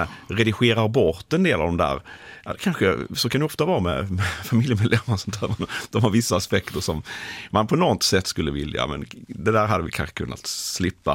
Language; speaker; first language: Swedish; native; Swedish